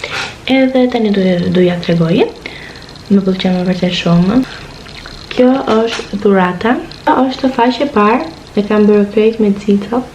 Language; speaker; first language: Albanian; early bilingual, heritage; Albanian